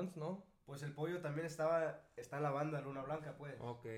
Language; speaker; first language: Spanish; native; Spanish